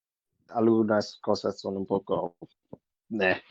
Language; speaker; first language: Spanish; non-native, learner; English